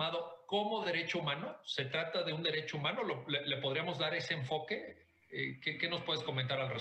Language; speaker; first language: Spanish; native; Spanish